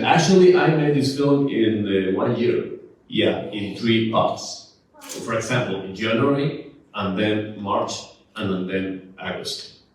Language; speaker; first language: English; non-native, learner; Spanish